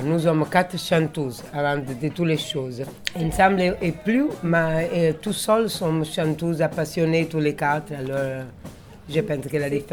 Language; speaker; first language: French; non-native, learner; Italian